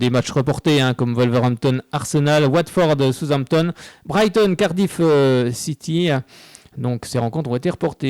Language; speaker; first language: French; native; French